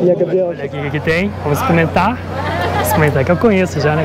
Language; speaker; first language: Portuguese; native; Portuguese